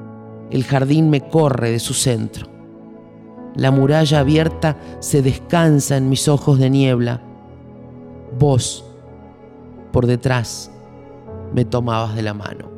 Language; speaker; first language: Spanish; native; Spanish